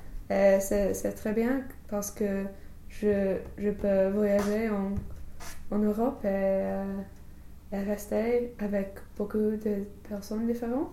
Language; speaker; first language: French; non-native, learner; English